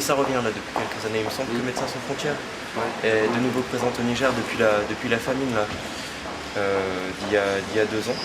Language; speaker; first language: French; native; French